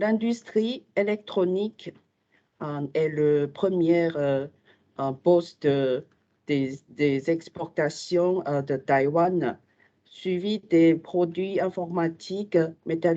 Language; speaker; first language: French; non-native, fluent; Chinese